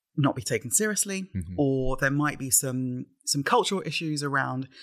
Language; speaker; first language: English; native; English